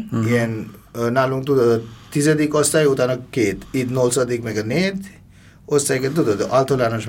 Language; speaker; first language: Hungarian; non-native, fluent; Bangla